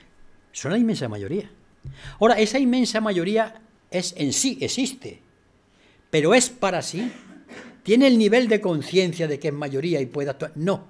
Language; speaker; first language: Spanish; native; Spanish